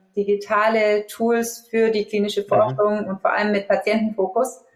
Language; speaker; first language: German; native; German